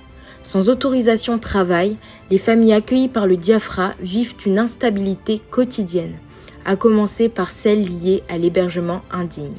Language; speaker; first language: French; native; French